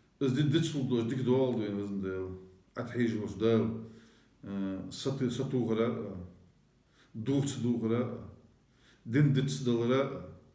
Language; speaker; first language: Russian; non-native, local second language; Ingush